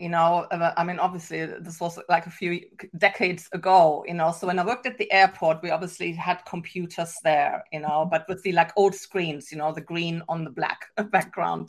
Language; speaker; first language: English; non-native, fluent; German